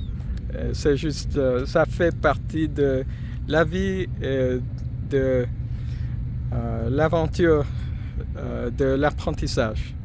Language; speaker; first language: French; non-native, fluent; English